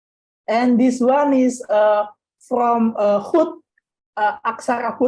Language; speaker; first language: English; non-native, learner; Indonesian